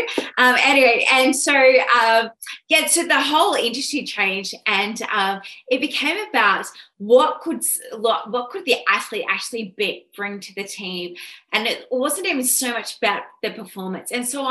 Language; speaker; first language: English; native; English